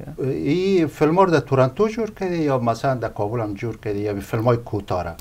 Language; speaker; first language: Persian; native; Persian